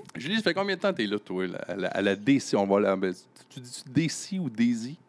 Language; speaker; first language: French; native; French